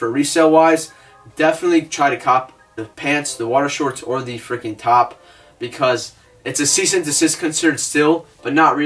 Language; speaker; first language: English; native; English